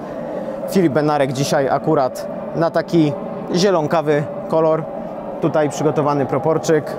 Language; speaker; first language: Polish; native; Polish